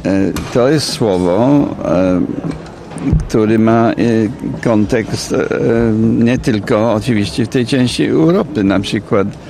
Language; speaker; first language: Polish; non-native, fluent; English